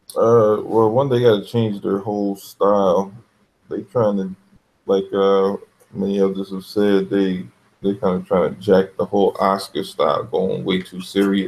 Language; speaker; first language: English; native; English